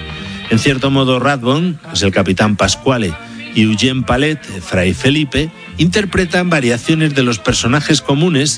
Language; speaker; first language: Spanish; native; Spanish